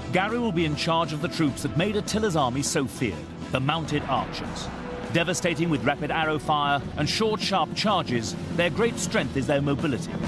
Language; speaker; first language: English; native; English